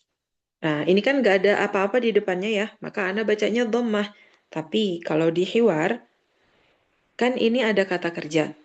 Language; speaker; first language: Indonesian; native; Indonesian